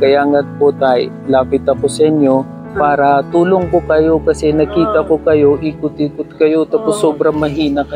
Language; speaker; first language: Filipino; non-native, learner; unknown